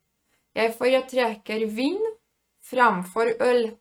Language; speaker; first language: Norwegian; non-native, fluent; Polish